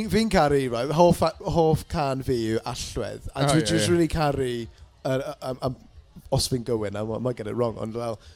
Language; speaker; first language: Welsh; non-native, local second language; English